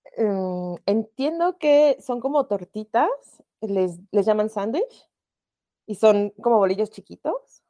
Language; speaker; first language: Spanish; native; Spanish